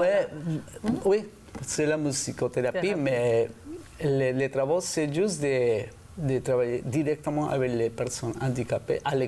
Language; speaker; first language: French; non-native, fluent; Spanish